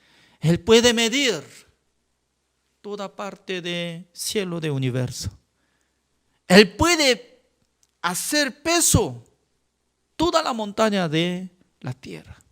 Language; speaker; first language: Spanish; non-native, fluent; Korean